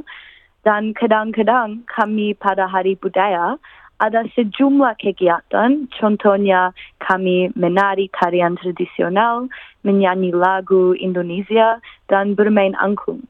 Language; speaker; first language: Indonesian; non-native, fluent; English